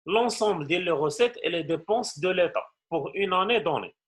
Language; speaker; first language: French; non-native, local second language; Arabic